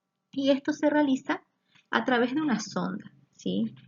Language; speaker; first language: Spanish; native; Spanish